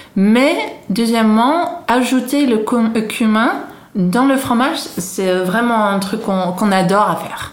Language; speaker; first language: French; non-native, fluent; Dutch